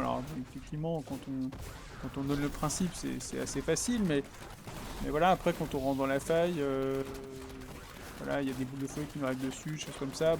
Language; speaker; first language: French; native; French